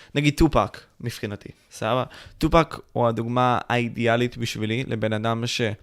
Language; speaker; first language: Hebrew; native; Hebrew